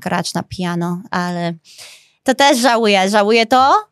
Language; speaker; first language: Polish; early bilingual, heritage; Polish